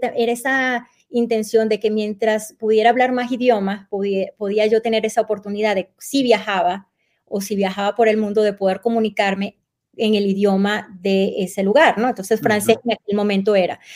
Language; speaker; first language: Spanish; native; Spanish